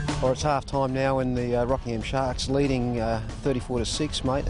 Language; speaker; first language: English; native; English